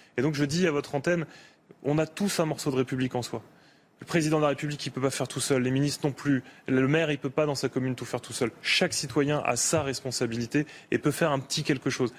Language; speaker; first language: French; native; French